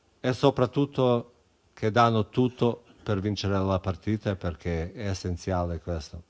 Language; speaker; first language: Italian; non-native, fluent; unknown